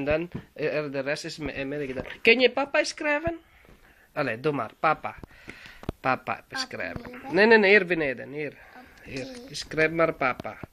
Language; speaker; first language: Dutch; non-native, learner; Filipino